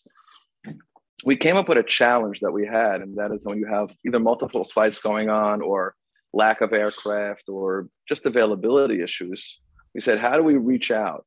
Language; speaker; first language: English; native; English